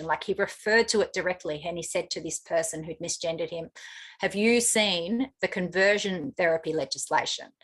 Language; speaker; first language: English; native; English